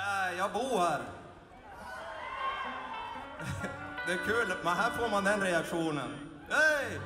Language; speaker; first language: Swedish; native; Swedish